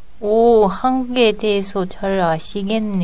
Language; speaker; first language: Korean; non-native, learner; Japanese